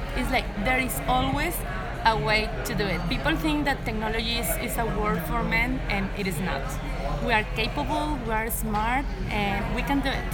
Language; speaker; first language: English; non-native, fluent; Spanish